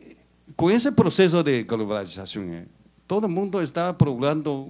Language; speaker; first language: Portuguese; non-native, learner; Chinese